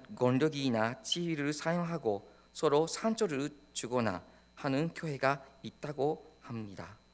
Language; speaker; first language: Korean; non-native, fluent; Japanese